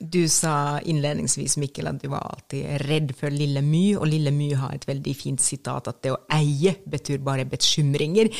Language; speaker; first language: Norwegian; non-native, fluent; Finnish